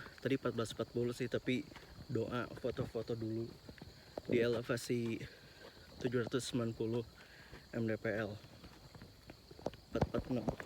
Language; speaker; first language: Indonesian; native; Indonesian